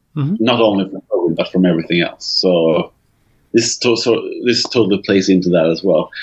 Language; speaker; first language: English; non-native, fluent; Swedish